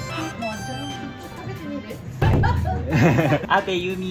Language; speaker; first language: Japanese; non-native, fluent; Filipino